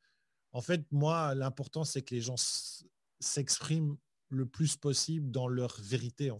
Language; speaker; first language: French; native; French